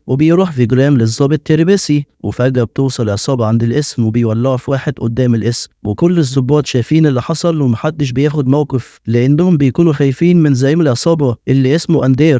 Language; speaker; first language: Arabic; native; Arabic